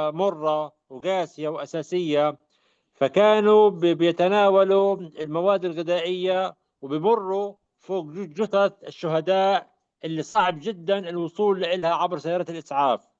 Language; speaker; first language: Arabic; native; Arabic